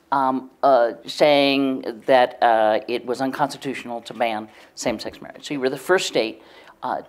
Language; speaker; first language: English; native; English